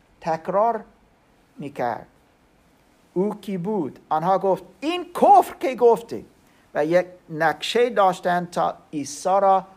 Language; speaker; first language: Persian; non-native, learner; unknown